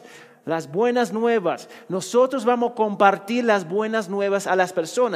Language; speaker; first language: Spanish; early bilingual, heritage; Spanish